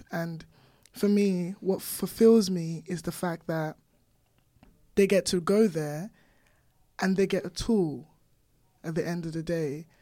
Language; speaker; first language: English; non-native, local second language; Igbo